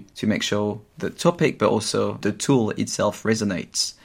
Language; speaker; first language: English; non-native, fluent; French